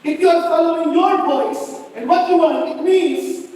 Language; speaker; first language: English; non-native, local second language; Filipino